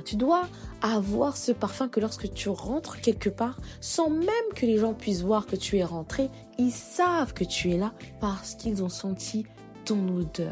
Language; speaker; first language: French; native; French